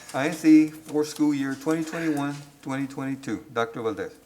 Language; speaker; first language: English; native; English